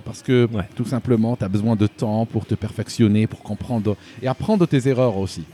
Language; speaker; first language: French; non-native, local second language; Arabic